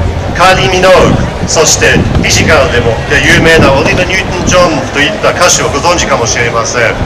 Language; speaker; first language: Japanese; non-native, fluent; English